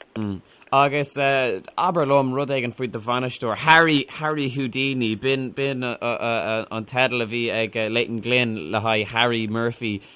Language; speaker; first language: Irish; non-native, local second language; English